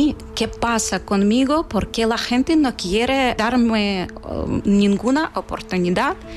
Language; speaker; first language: Spanish; non-native, fluent; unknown